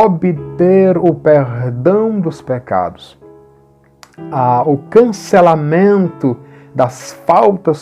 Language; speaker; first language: Portuguese; native; Portuguese